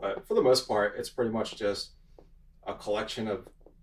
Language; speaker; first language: English; native; English